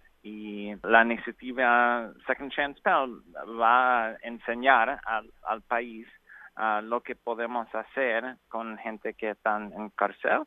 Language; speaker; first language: Spanish; non-native, learner; English